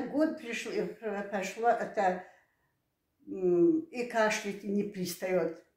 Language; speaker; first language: Russian; non-native, local second language; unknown